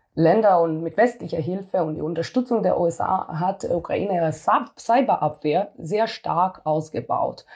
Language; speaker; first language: German; non-native, fluent; Hebrew